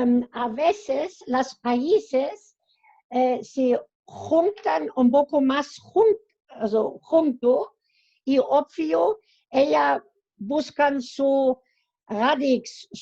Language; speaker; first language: Spanish; non-native, fluent; German